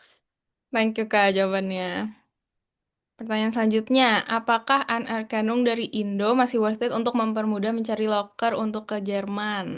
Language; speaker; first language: Indonesian; native; Indonesian